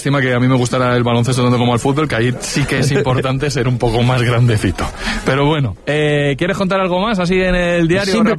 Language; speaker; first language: Spanish; native; Spanish